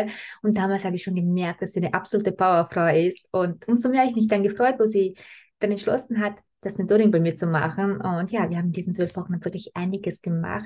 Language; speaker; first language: German; native; German